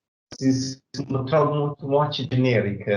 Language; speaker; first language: English; non-native, learner; Italian